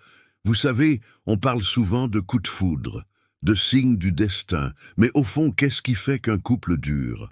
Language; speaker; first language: French; native; French